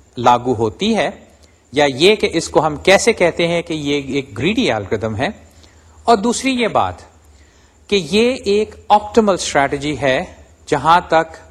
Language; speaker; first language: Urdu; native; Urdu